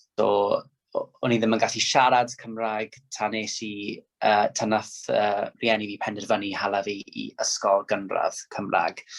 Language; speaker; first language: Welsh; non-native, local second language; English